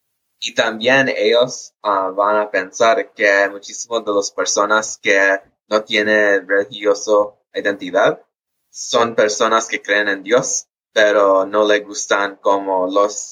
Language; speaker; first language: Spanish; early bilingual, heritage; English